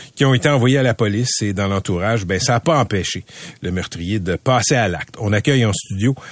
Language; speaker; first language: French; native; French